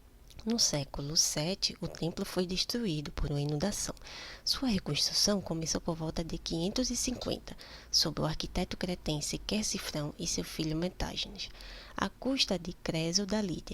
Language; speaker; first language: Portuguese; native; Portuguese